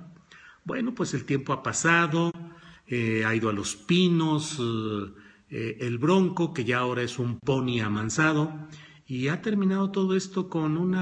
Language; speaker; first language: Spanish; native; Spanish